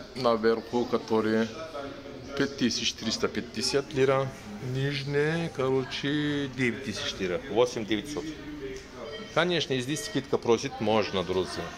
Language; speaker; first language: Russian; non-native, learner; Turkish